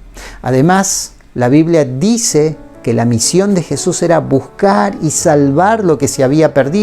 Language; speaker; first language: Spanish; native; Spanish